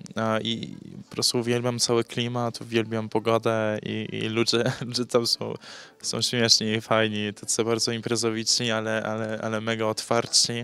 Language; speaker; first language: Polish; early bilingual, heritage; English